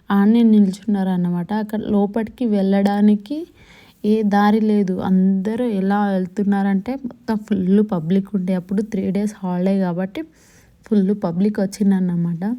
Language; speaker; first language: Telugu; non-native, local second language; Lambadi